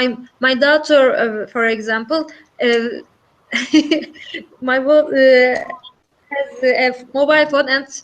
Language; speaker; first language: English; non-native, learner; Turkish